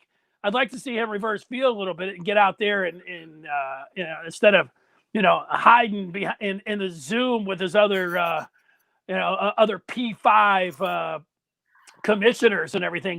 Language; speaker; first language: English; native; English